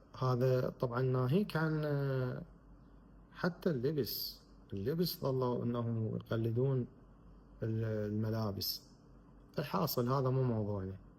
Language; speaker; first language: Arabic; native; Arabic